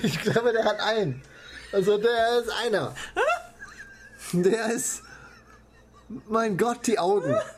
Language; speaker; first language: German; non-native, fluent; English